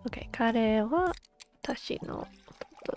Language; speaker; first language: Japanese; non-native, learner; English